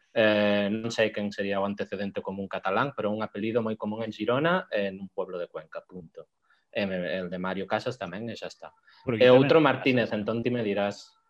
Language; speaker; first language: Galician; non-native, local second language; Spanish